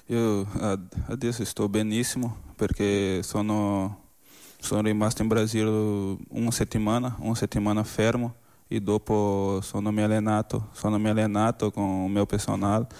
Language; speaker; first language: Spanish; non-native, learner; Portuguese